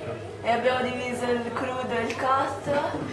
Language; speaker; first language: Italian; non-native, fluent; Malagasy